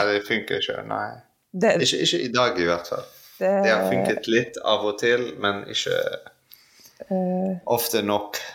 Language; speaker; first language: Norwegian; non-native, fluent; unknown